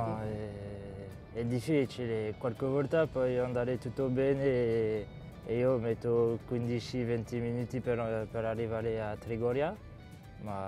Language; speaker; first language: Italian; non-native, learner; French